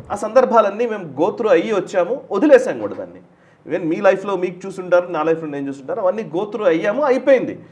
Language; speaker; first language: Telugu; native; Telugu